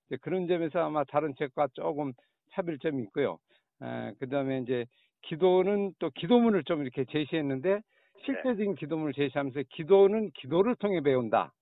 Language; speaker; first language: Korean; native; Korean